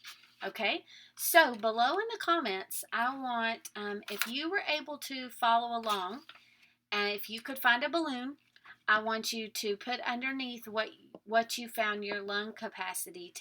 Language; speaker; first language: English; native; English